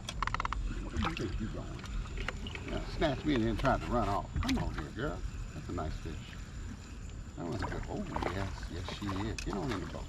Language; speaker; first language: English; native; English